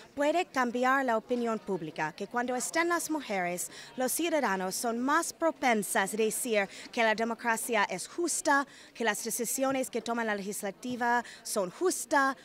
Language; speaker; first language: Spanish; non-native, fluent; English